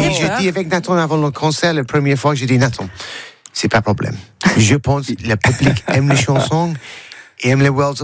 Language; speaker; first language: French; non-native, learner; English